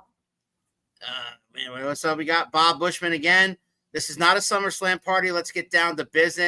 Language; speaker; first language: English; native; English